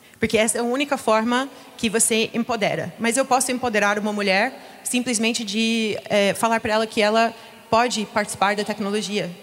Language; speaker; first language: Portuguese; non-native, fluent; English